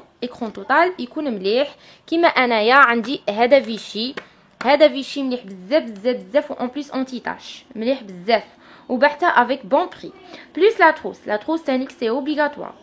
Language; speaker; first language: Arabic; native; Arabic